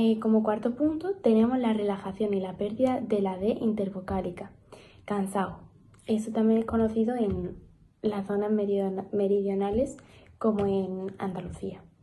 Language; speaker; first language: Spanish; native; Spanish